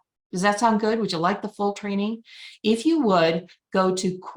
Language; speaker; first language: English; native; English